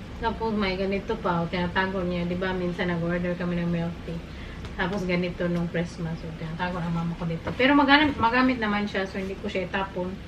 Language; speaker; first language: Filipino; non-native, local second language; Cebuano